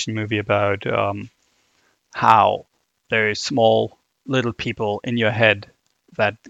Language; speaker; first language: English; non-native, fluent; German